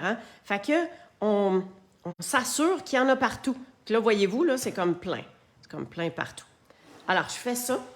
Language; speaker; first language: French; native; French